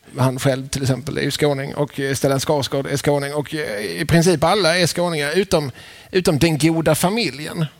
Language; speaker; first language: Swedish; native; Swedish